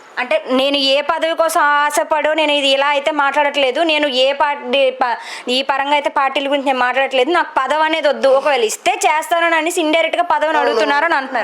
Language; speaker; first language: Telugu; native; Telugu